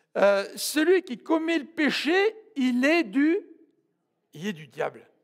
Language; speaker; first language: French; native; French